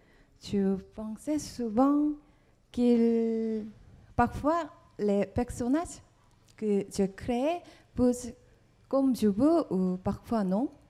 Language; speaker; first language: French; non-native, fluent; Korean